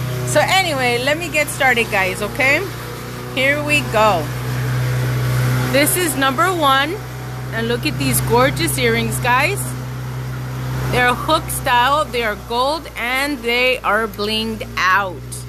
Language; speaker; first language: English; early bilingual, other home language; Spanish